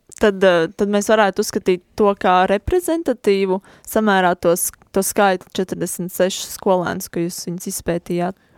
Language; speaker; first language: Latvian; native; Latvian